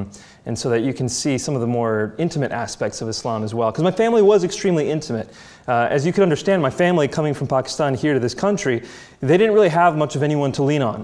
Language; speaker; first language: English; native; English